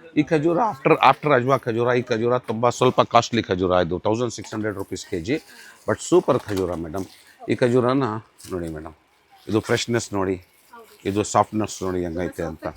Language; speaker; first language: Kannada; non-native, local second language; Urdu